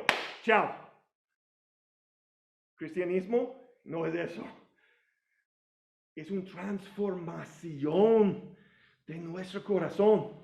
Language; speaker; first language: Spanish; non-native, fluent; English